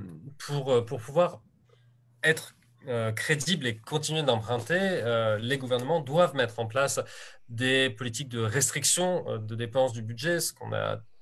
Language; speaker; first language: French; native; French